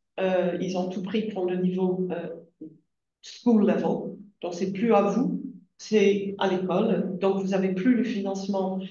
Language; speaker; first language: French; non-native, fluent; English